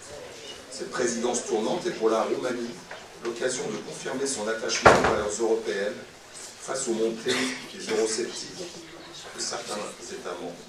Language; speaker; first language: French; native; French